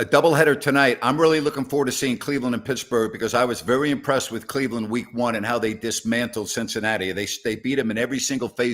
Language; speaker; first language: English; native; English